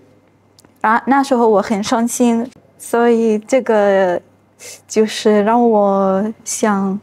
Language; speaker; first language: Chinese; non-native, fluent; Arabic